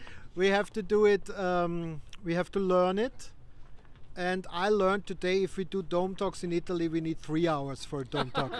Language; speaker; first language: English; non-native, fluent; German